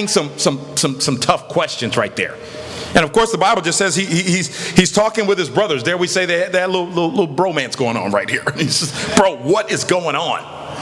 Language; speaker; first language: English; native; English